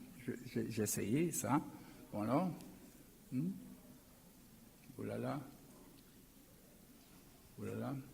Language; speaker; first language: French; non-native, learner; German